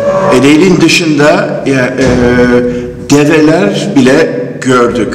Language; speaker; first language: Turkish; non-native, fluent; English